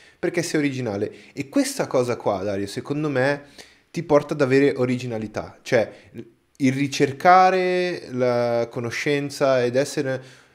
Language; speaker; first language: Italian; non-native, fluent; Portuguese